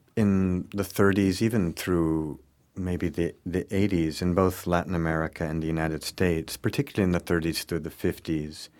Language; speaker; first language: English; native; English